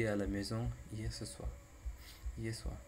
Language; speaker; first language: French; non-native, learner; English